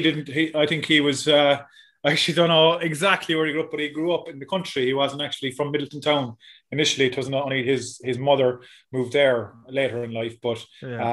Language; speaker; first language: English; native; English